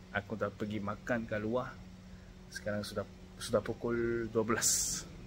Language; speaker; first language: Malay; non-native, fluent; Korean